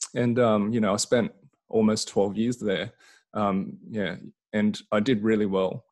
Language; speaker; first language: English; native; English